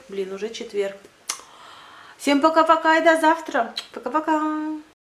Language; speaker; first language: Russian; native; Russian